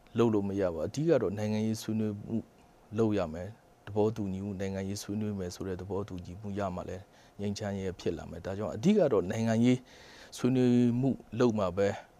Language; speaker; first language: Burmese; non-native, local second language; Kachin